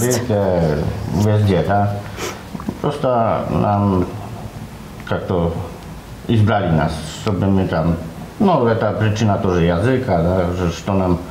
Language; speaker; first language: Russian; non-native, learner; Polish